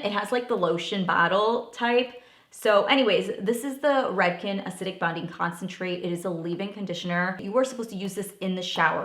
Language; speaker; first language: English; native; English